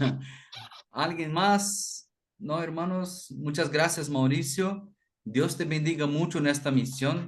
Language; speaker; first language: Spanish; non-native, fluent; Portuguese